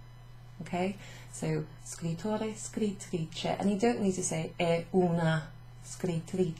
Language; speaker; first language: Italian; non-native, fluent; English